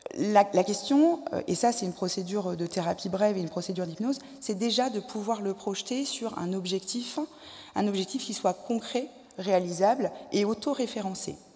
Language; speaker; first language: French; native; French